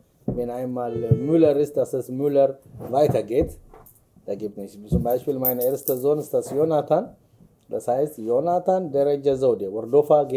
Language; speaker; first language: German; non-native, learner; Amharic